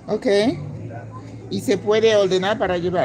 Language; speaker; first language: Spanish; non-native, learner; English